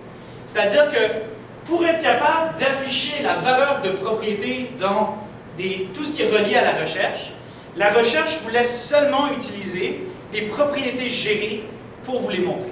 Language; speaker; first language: French; native; French